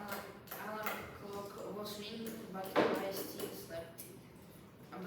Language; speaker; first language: English; non-native, learner; Russian